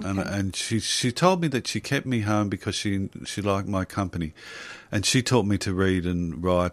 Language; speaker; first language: English; native; English